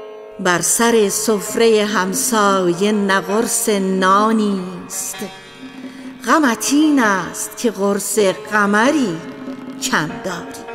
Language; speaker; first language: Persian; native; Persian